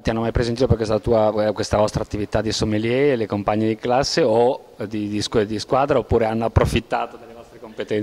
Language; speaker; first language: Italian; native; Italian